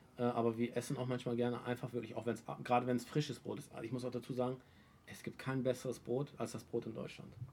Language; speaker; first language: German; early bilingual, other home language; Turkish